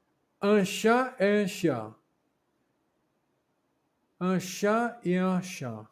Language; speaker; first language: French; non-native, learner; English